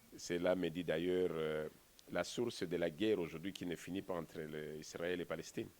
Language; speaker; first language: French; non-native, local second language; Kongo